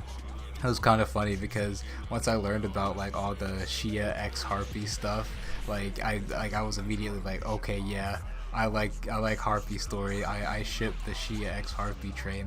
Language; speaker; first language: English; native; English